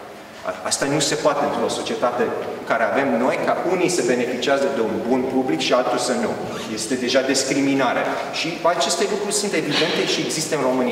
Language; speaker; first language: Romanian; early bilingual, heritage; Romanian